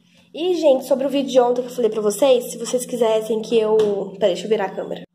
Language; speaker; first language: Portuguese; native; Portuguese